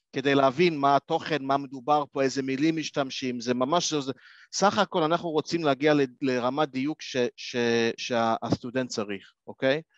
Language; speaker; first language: Hebrew; non-native, fluent; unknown